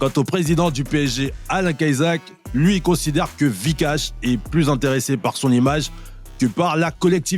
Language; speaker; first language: French; native; French